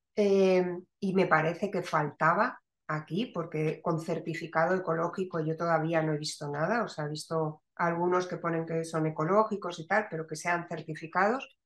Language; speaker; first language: Spanish; native; Spanish